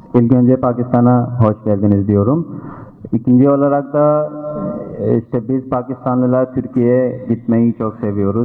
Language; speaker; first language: Turkish; non-native, fluent; Urdu